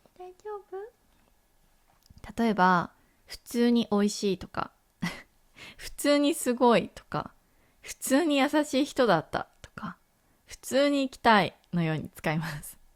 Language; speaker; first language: Japanese; native; Japanese